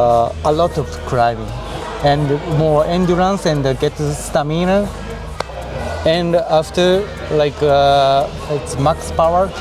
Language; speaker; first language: English; non-native, learner; Japanese